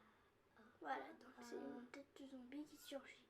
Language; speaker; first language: French; native; French